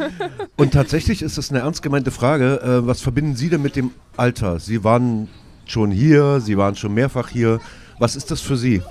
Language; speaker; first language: German; native; German